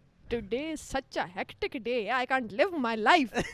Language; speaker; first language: English; non-native, local second language; Urdu